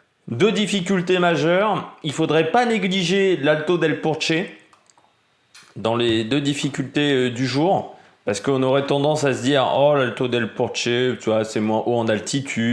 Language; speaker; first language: French; native; French